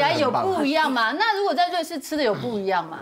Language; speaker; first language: Chinese; native; Chinese